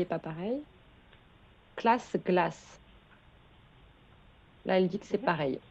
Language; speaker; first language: French; native; French